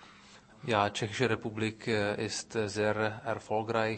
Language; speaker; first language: German; non-native, fluent; Czech